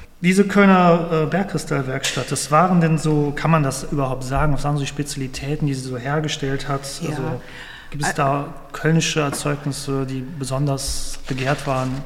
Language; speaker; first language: German; native; German